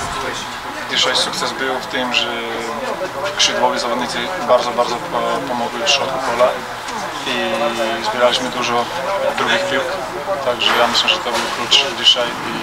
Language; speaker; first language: Polish; non-native, fluent; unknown